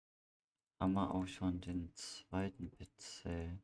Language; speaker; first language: German; native; German